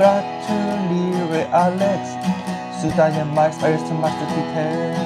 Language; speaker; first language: German; non-native, learner; English